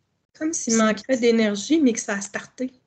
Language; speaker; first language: French; native; French